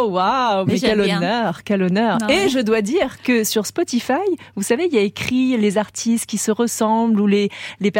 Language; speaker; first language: French; native; French